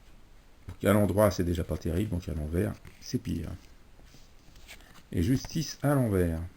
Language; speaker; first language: French; native; French